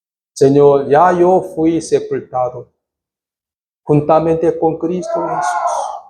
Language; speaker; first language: Spanish; non-native, fluent; Korean